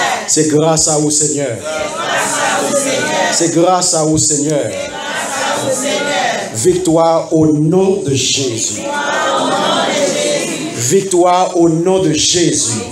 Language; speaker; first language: French; non-native, local second language; Haitian Creole